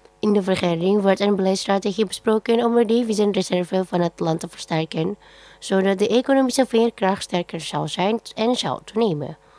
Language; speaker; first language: Dutch; non-native, fluent; Indonesian